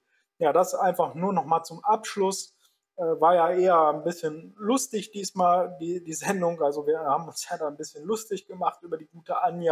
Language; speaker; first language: German; native; German